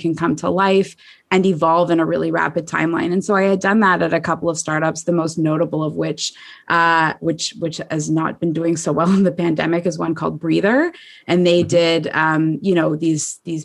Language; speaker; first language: English; native; English